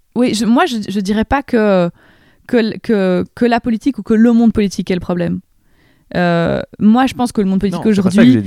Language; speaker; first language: French; native; French